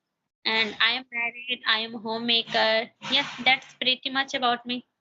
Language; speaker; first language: English; non-native, learner; Hindi